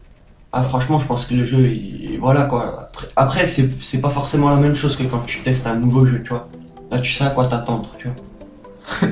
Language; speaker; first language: French; native; French